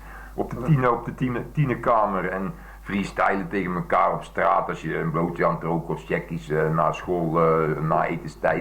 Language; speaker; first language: Dutch; native; Dutch